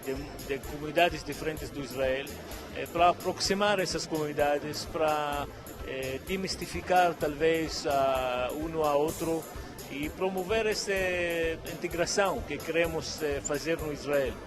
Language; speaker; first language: Portuguese; non-native, fluent; Arabic